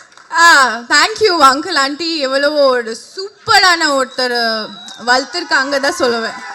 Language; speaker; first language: Tamil; non-native, fluent; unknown